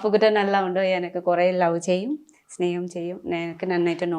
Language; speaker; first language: Malayalam; non-native, learner; Nepali